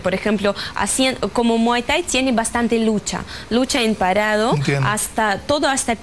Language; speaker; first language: Spanish; non-native, fluent; Russian